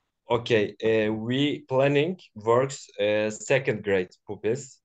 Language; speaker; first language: English; non-native, learner; Turkish